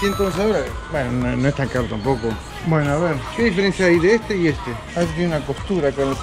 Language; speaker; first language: Spanish; native; Spanish